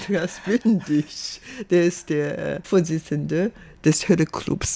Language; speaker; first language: German; non-native, fluent; Chinese